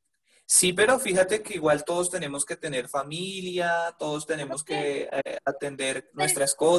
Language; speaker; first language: Spanish; native; Spanish